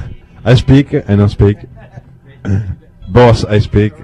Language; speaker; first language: English; non-native, learner; Italian